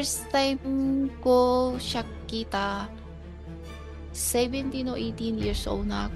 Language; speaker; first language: Filipino; non-native, learner; Chinese